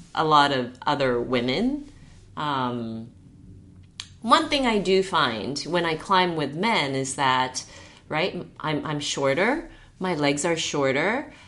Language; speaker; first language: English; early bilingual, heritage; Chinese